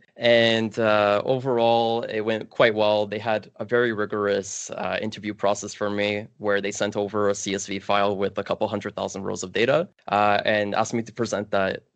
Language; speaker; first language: English; early bilingual, other home language; Polish